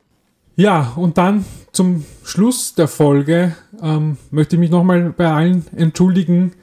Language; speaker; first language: German; native; German